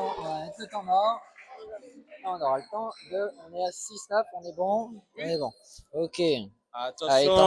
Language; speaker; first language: French; native; French